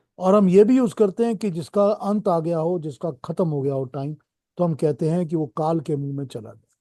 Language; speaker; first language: Hindi; native; Hindi